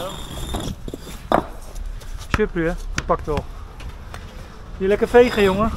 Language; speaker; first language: Dutch; native; Dutch